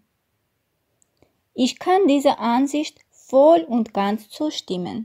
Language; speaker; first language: German; non-native, fluent; Armenian